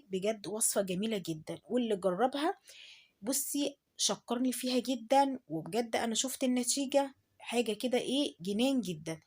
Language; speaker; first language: Arabic; native; Arabic